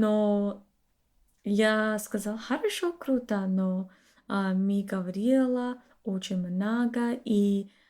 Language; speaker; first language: Russian; non-native, learner; English